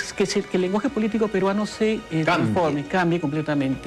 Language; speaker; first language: Spanish; native; Spanish